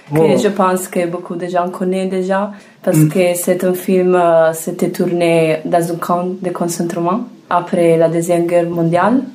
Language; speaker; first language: French; non-native, fluent; Italian